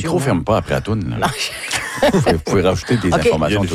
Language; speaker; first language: French; native; French